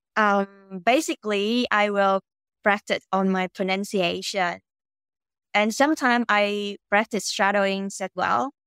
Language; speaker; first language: English; non-native, fluent; Vietnamese